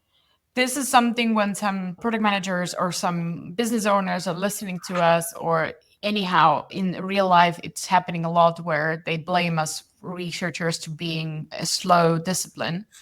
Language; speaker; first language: English; non-native, fluent; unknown